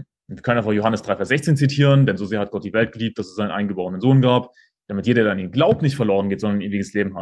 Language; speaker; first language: German; native; German